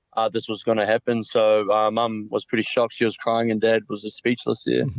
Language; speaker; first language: English; early bilingual, other home language; Samoan